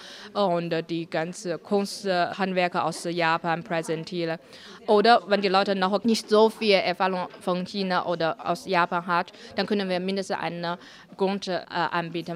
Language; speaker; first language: German; non-native, fluent; Chinese